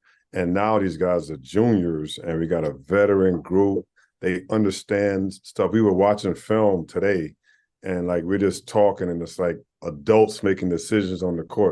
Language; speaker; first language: English; native; English